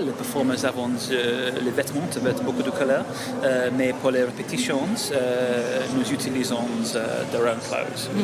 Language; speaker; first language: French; non-native, learner; English